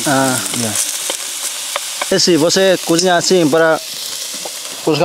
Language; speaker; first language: Portuguese; non-native, learner; Vietnamese